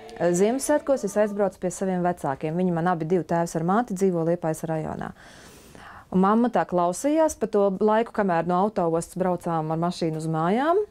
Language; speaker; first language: Latvian; native; Latvian